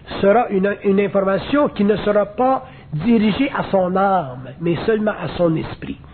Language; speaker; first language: French; native; French